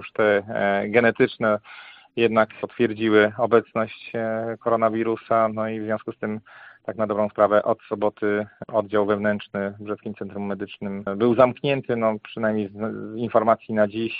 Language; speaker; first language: Polish; native; Polish